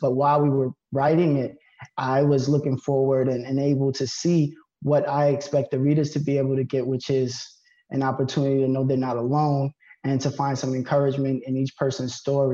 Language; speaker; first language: English; native; English